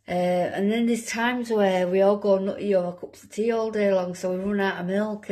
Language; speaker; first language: English; native; English